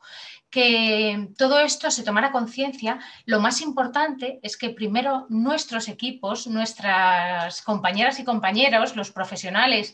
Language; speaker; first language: Spanish; native; Spanish